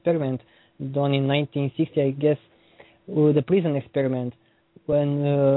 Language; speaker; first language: English; non-native, learner; Romanian